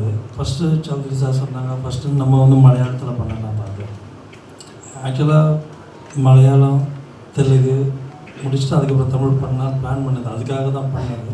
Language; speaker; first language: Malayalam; non-native, learner; Tamil